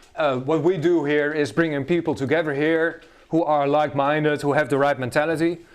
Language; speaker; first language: English; non-native, fluent; Dutch